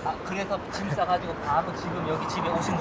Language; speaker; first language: Korean; native; Korean